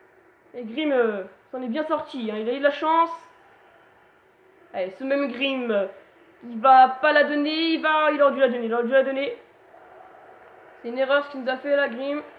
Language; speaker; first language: French; native; French